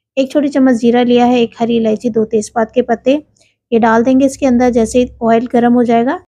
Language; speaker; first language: Hindi; native; Hindi